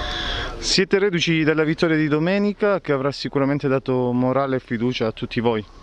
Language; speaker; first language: Italian; native; Italian